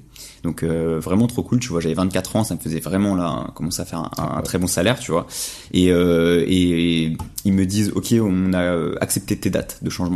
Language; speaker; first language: French; native; French